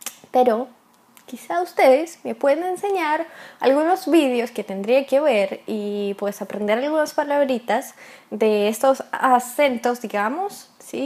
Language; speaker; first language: Spanish; non-native, fluent; Russian